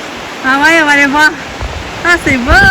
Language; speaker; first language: French; native; French